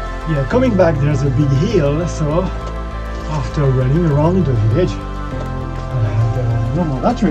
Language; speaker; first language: English; non-native, fluent; French